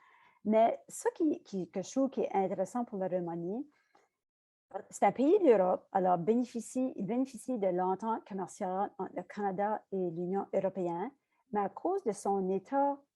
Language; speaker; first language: French; native; French